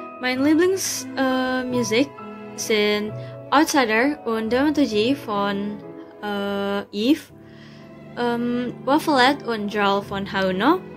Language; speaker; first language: German; non-native, learner; Indonesian